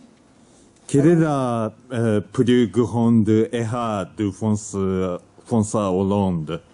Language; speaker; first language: French; non-native, learner; Japanese